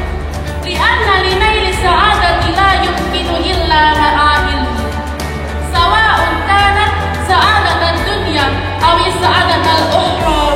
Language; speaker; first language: Arabic; non-native, learner; Indonesian